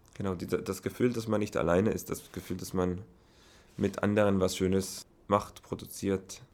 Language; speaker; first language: German; non-native, fluent; Hebrew